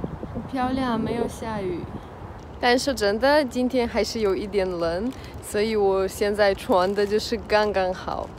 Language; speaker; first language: Chinese; non-native, fluent; Russian